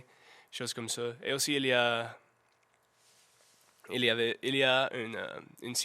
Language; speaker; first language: French; non-native, learner; English